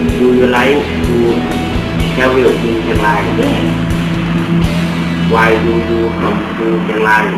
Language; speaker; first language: English; non-native, learner; Thai